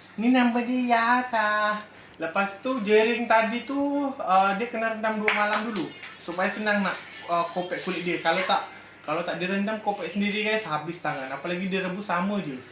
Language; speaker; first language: Malay; non-native, fluent; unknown